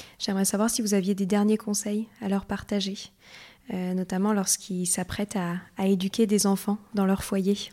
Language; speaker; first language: French; native; French